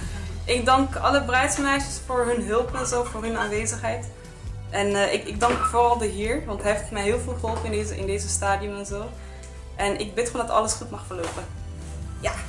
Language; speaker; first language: Dutch; early bilingual, other home language; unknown